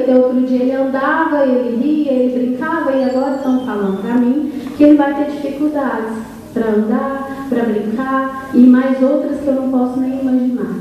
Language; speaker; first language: Portuguese; native; Portuguese